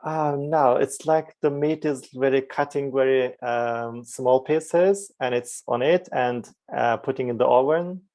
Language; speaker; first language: English; non-native, fluent; Turkish